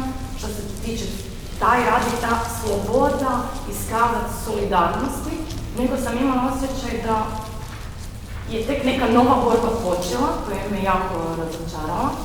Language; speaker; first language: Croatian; non-native, fluent; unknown